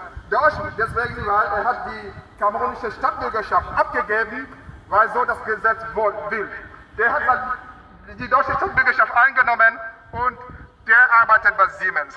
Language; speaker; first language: German; non-native, fluent; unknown